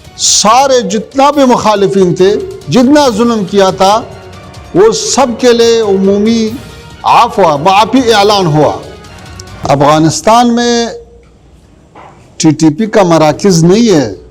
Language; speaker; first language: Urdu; non-native, fluent; Pashto